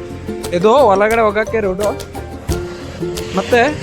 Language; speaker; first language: Kannada; non-native, local second language; Hindi